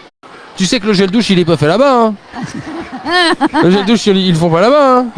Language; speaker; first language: French; native; French